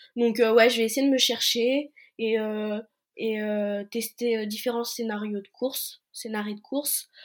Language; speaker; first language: French; native; French